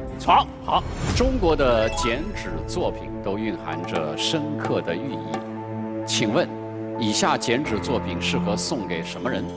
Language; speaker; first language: Chinese; native; Chinese